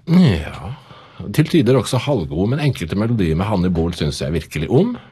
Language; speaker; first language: Norwegian; native; Norwegian